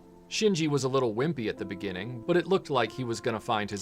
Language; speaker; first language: English; native; English